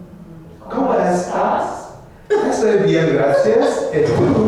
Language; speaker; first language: Spanish; non-native, learner; English